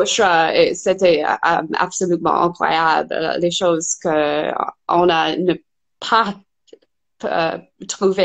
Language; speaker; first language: French; non-native, fluent; English